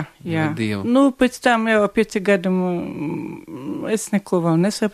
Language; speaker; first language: Latvian; non-native, local second language; Russian